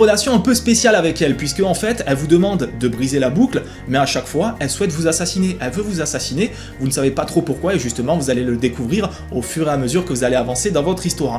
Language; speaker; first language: French; native; French